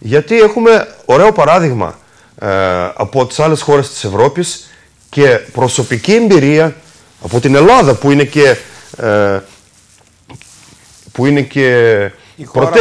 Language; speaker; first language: Greek; non-native, fluent; Russian